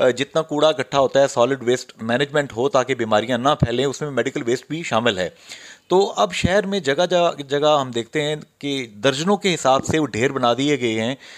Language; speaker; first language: Urdu; non-native, local second language; Pahari-Potwari